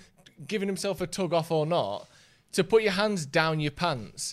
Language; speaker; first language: English; native; English